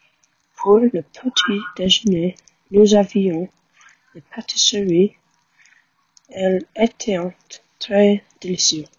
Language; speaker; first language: French; non-native, learner; English